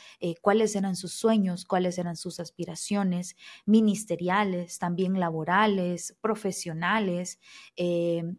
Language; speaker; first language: Spanish; native; Spanish